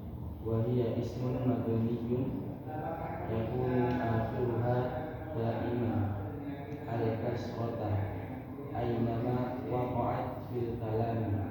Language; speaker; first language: Arabic; non-native, learner; Indonesian